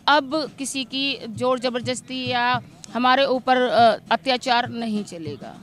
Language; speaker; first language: Hindi; native; Hindi